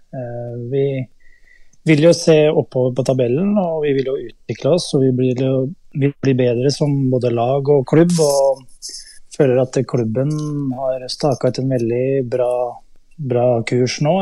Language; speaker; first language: Norwegian; native; Norwegian